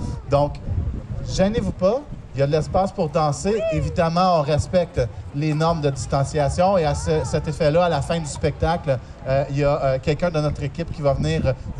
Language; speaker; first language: French; native; French